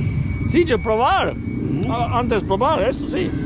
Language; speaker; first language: Spanish; non-native, learner; English